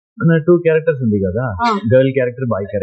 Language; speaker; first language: Telugu; non-native, learner; Tamil